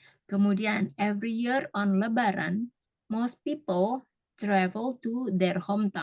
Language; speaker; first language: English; non-native, fluent; Indonesian